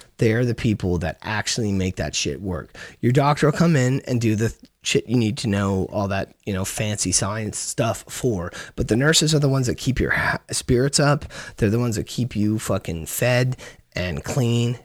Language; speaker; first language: English; native; English